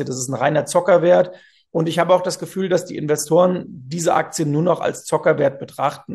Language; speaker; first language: German; native; German